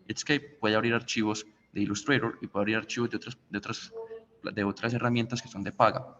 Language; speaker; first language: Spanish; native; Spanish